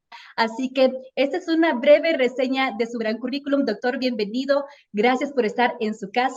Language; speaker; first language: Spanish; native; Spanish